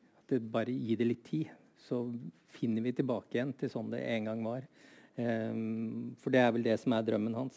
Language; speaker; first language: Norwegian; native; Norwegian